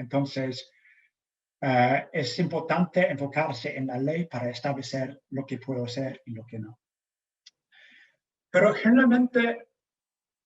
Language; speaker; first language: Spanish; non-native, fluent; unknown